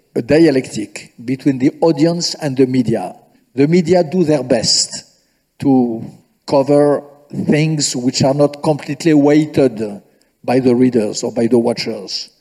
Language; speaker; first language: English; non-native, fluent; French